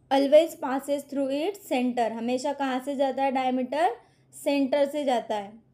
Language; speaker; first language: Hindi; non-native, local second language; Marathi